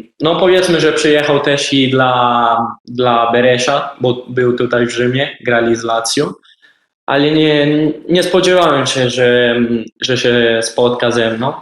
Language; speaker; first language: Polish; early bilingual, heritage; Polish